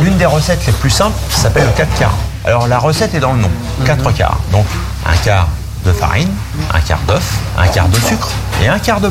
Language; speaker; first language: French; native; French